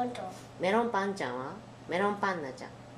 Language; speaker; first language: Japanese; native; Japanese